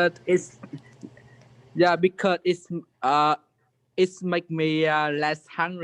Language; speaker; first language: English; non-native, learner; Vietnamese